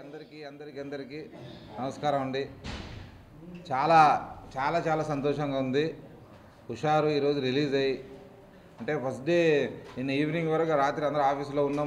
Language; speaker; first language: Telugu; native; Telugu